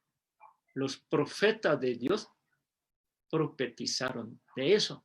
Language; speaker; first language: Spanish; non-native, fluent; Korean